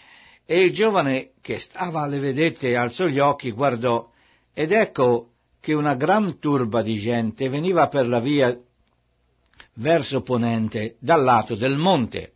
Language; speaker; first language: Italian; native; Italian